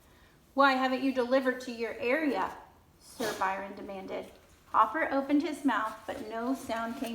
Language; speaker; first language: English; native; English